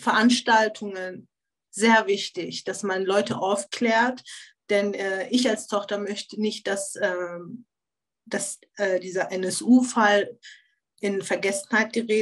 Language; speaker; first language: German; early bilingual, other home language; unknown